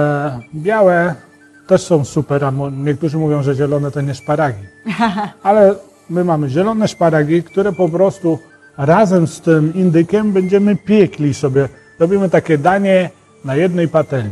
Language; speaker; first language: Polish; native; Polish